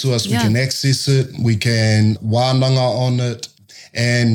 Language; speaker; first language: English; native; English